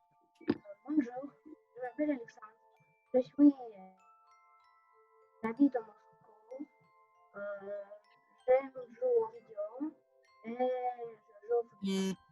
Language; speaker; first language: French; non-native, learner; Russian